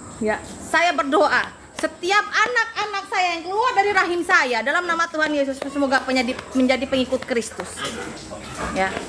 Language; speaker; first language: Indonesian; non-native, local second language; Madurese